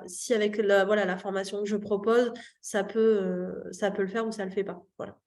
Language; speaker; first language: French; native; French